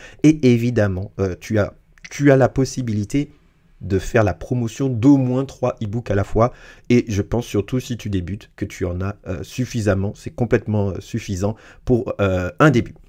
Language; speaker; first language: French; native; French